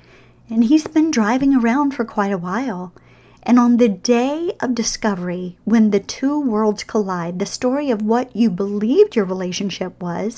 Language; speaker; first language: English; native; English